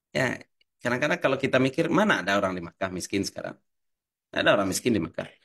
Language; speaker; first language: Indonesian; native; Indonesian